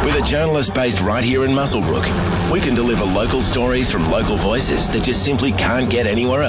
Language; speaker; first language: English; native; English